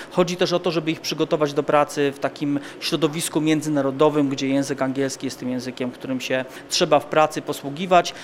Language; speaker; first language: Polish; native; Polish